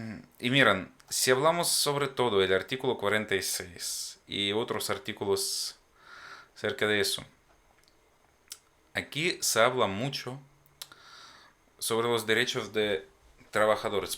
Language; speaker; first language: Spanish; non-native, fluent; Ukrainian